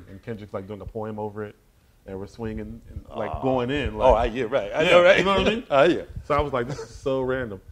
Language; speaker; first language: English; native; English